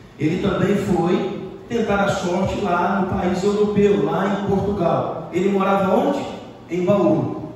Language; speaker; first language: Portuguese; native; Portuguese